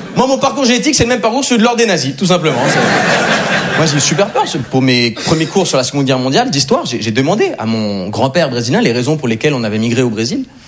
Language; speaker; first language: French; native; French